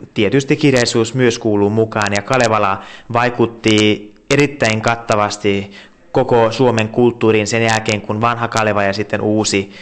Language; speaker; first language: Finnish; non-native, fluent; Hungarian